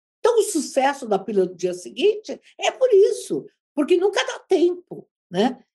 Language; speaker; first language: Portuguese; native; Portuguese